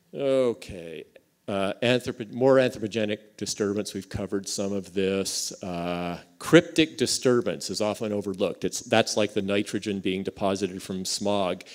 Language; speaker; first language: English; native; English